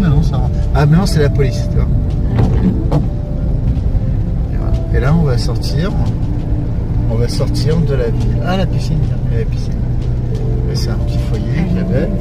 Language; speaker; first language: French; native; French